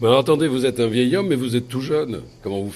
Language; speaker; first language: French; native; French